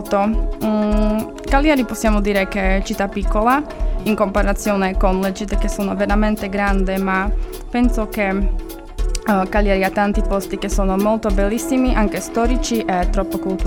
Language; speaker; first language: Italian; non-native, learner; Slovak